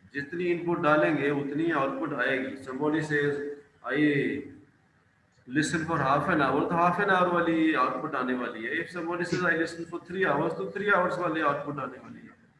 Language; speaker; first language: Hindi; non-native, local second language; Punjabi